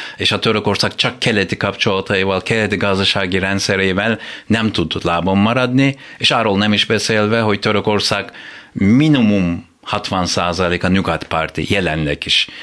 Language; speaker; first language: Hungarian; non-native, fluent; Turkish